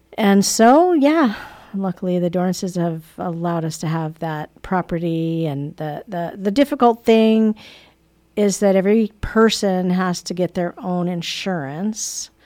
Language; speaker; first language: English; native; English